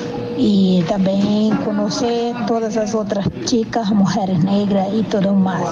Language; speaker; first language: Spanish; non-native, learner; Portuguese